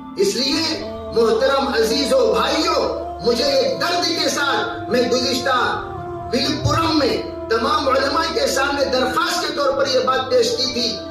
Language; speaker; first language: Urdu; native; Urdu